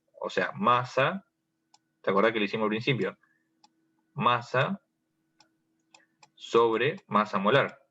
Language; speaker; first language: Spanish; native; Spanish